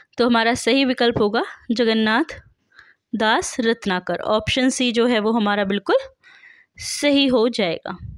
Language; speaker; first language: Hindi; native; Hindi